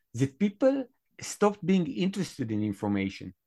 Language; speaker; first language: English; non-native, fluent; Hebrew